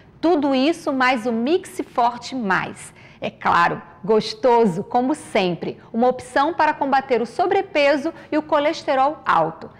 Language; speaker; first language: Portuguese; native; Portuguese